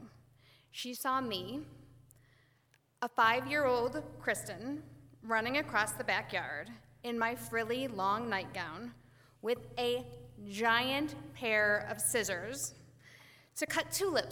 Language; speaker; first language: English; native; English